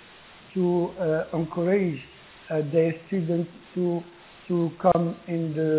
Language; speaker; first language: English; non-native, learner; Arabic